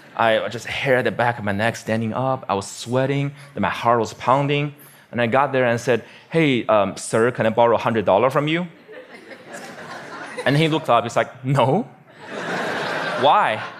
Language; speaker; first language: English; non-native, fluent; Chinese